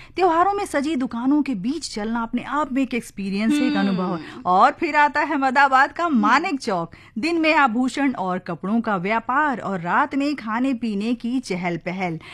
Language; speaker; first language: Hindi; native; Hindi